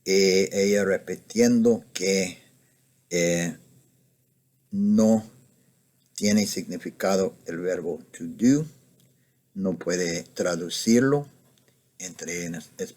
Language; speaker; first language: Spanish; non-native, fluent; English